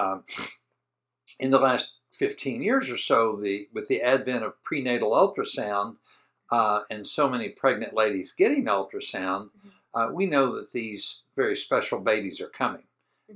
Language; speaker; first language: English; native; English